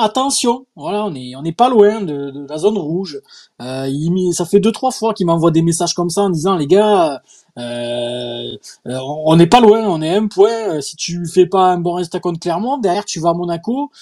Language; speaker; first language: French; native; French